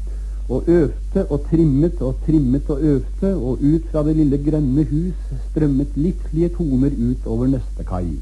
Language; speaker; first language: Norwegian; native; Norwegian